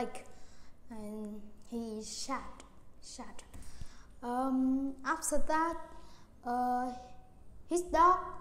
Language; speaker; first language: English; non-native, learner; Vietnamese